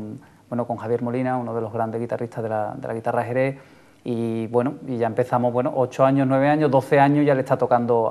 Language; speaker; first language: Spanish; native; Spanish